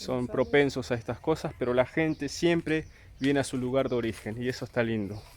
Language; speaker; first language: Spanish; native; Spanish